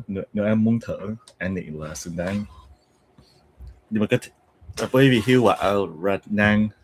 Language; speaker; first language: Vietnamese; non-native, learner; English